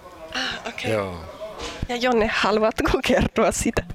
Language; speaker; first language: Finnish; non-native, learner; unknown